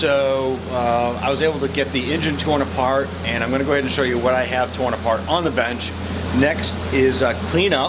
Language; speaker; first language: English; native; English